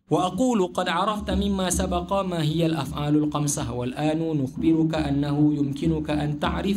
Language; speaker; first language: Arabic; non-native, fluent; Malay